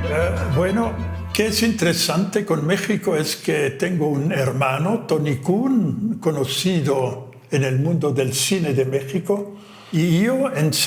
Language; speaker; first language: Spanish; non-native, fluent; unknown